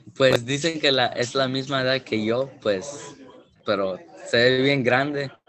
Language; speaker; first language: Spanish; early bilingual, heritage; Spanish